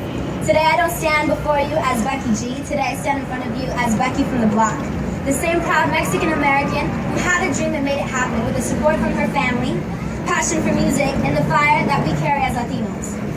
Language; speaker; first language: English; native; English